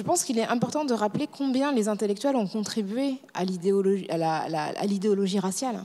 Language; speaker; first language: French; native; French